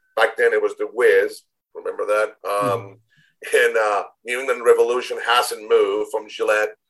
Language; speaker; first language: English; non-native, fluent; Spanish